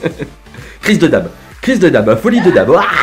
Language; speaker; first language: French; native; French